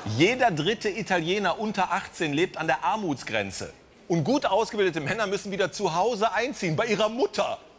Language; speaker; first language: German; native; German